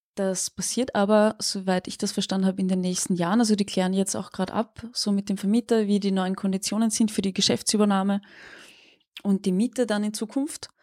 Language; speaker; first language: German; native; German